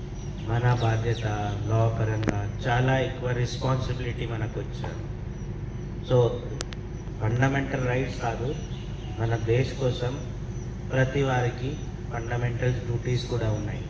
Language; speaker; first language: Telugu; non-native, learner; Hindi